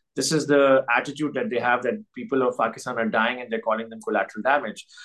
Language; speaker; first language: English; non-native, local second language; Urdu